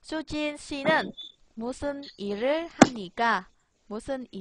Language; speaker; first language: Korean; non-native, fluent; Vietnamese